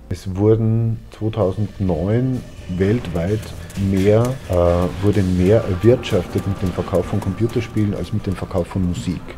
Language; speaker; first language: German; native; German